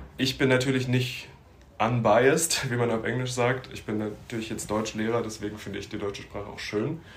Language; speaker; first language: German; native; German